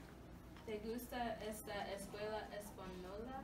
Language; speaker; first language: Spanish; non-native, learner; English